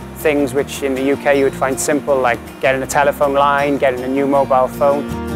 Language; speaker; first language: English; native; English